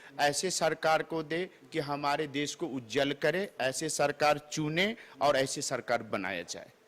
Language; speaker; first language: Hindi; native; Hindi